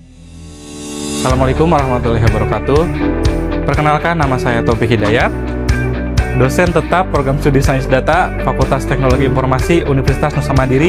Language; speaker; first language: Indonesian; native; Indonesian